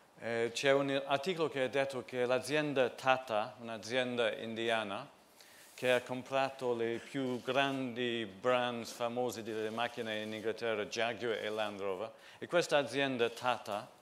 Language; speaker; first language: Italian; non-native, fluent; English